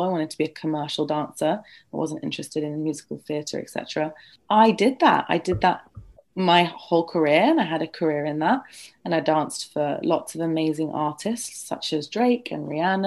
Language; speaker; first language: English; native; English